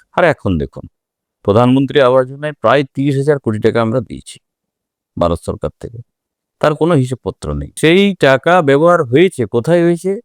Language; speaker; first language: Bangla; native; Bangla